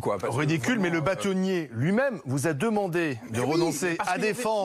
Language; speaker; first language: French; native; French